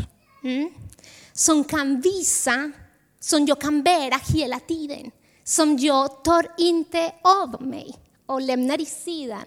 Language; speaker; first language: Swedish; non-native, fluent; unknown